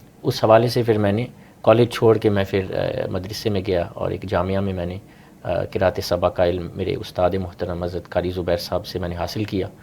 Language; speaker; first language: Urdu; early bilingual, heritage; Urdu